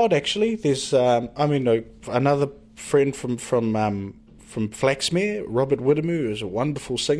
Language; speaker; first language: English; native; English